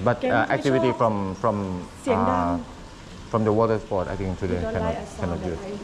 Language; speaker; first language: English; non-native, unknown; Thai